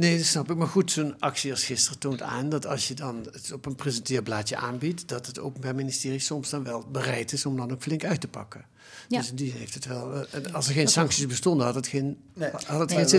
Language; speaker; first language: Dutch; native; Dutch